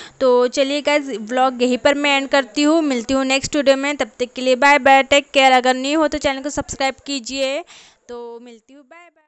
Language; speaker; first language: Hindi; non-native, local second language; Marathi